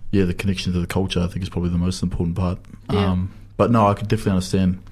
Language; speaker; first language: English; native; English